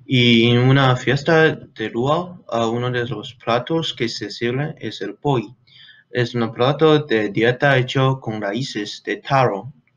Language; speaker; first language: Spanish; non-native, learner; English